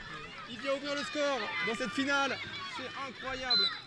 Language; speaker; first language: French; native; French